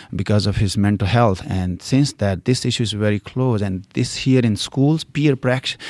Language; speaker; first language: English; non-native, local second language; Punjabi